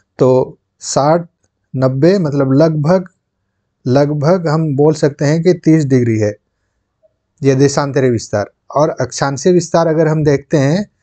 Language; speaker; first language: Hindi; non-native, local second language; Santali